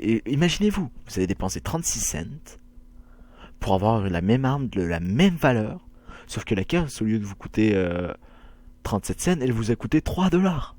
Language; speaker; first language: French; native; French